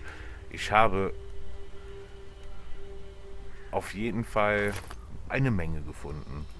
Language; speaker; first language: German; native; German